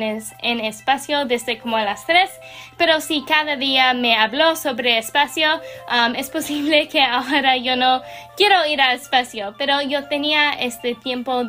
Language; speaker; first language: Spanish; non-native, learner; English